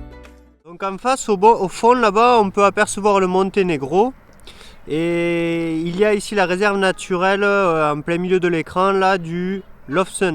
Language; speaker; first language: French; native; French